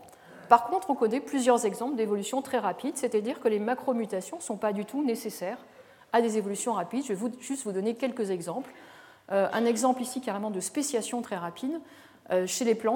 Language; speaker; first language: French; native; French